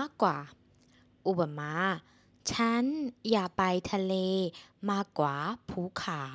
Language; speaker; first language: Thai; non-native, fluent; Burmese